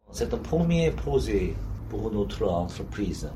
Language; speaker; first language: French; non-native, learner; Korean